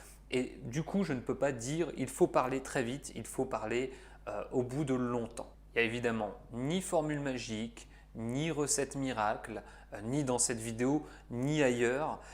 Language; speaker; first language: French; native; French